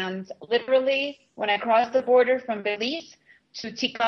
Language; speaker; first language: English; early bilingual, other home language; Russian